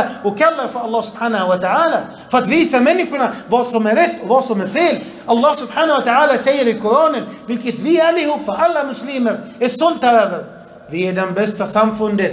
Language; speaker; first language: Swedish; early bilingual, other home language; Arabic